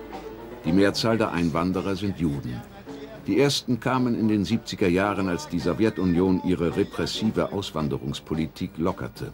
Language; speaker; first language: German; native; German